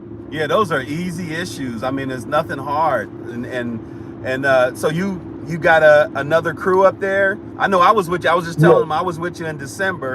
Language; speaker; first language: English; native; English